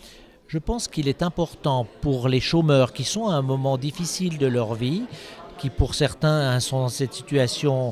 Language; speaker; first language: French; native; French